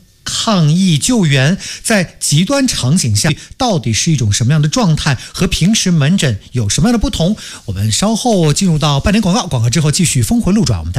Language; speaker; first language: Chinese; native; Chinese